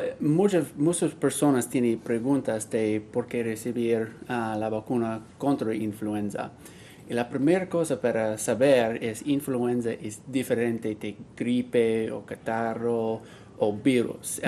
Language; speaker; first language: Spanish; non-native, learner; English